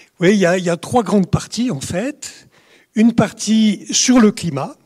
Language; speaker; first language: French; native; French